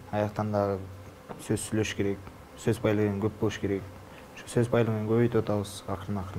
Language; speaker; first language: Kyrgyz; non-native, local second language; Russian